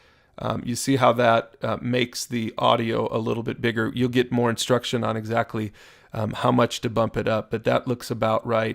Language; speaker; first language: English; native; English